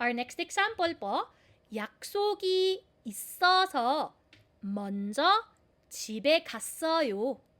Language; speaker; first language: Korean; non-native, fluent; Filipino